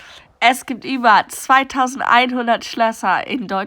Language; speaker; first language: German; non-native, learner; English